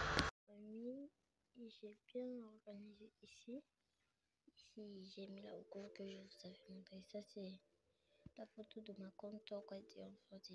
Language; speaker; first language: French; non-native, local second language; Lingala